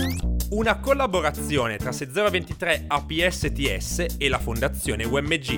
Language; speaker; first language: Italian; native; Italian